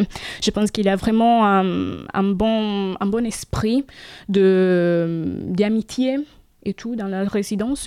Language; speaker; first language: French; non-native, fluent; Italian